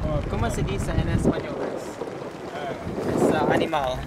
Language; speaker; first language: Spanish; non-native, learner; English